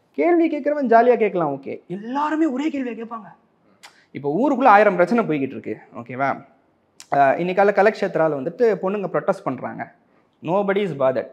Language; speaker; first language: Tamil; native; Tamil